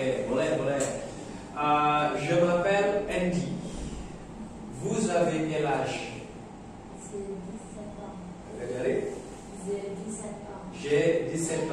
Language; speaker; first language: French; non-native, fluent; Indonesian